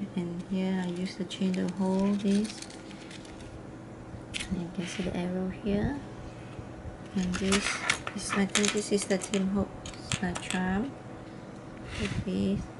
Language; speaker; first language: English; non-native, learner; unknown